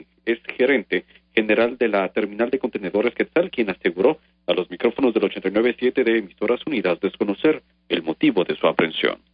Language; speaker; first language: Spanish; native; Spanish